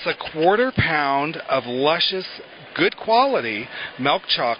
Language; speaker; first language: English; native; English